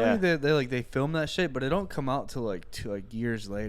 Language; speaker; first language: English; native; English